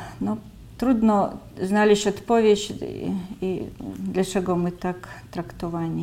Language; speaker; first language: Polish; early bilingual, heritage; Polish